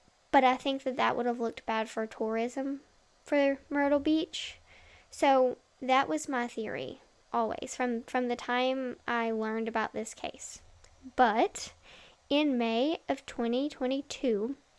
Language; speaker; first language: English; native; English